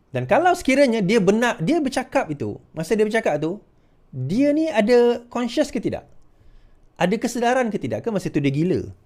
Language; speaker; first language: Malay; native; Malay